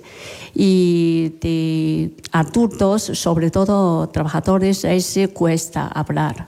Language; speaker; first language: Spanish; non-native, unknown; Chinese